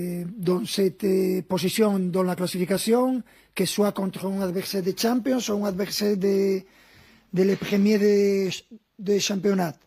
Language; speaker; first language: French; non-native, fluent; Spanish